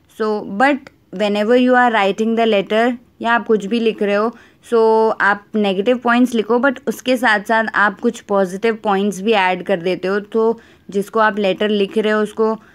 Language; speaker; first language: Hindi; native; Hindi